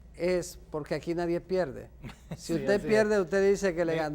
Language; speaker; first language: Spanish; native; Spanish